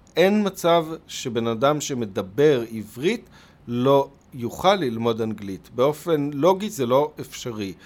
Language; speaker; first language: Hebrew; native; Hebrew